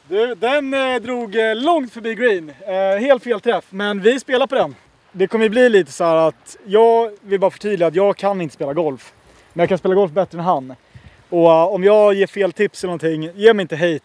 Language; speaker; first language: Swedish; native; Swedish